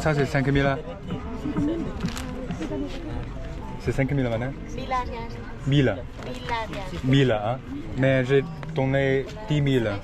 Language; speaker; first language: French; non-native, learner; Chinese